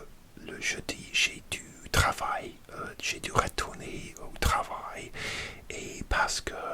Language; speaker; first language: French; non-native, learner; English